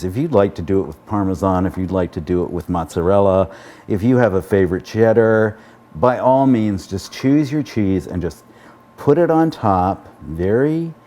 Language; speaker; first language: English; native; English